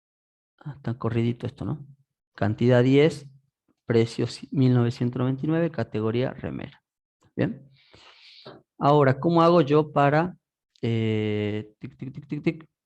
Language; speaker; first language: Spanish; native; Spanish